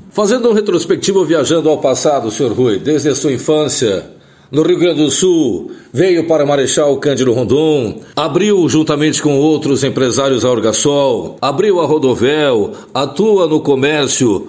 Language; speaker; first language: Portuguese; native; Portuguese